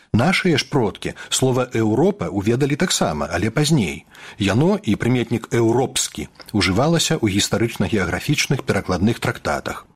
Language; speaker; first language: Belarusian; native; Belarusian